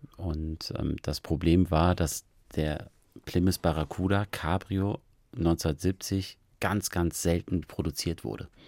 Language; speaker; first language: German; early bilingual, other home language; Persian